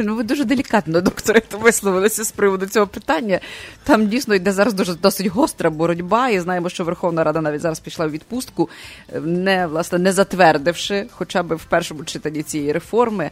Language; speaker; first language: Ukrainian; native; Ukrainian